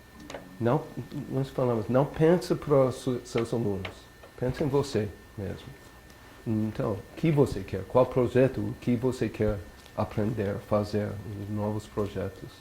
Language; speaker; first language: Portuguese; non-native, learner; English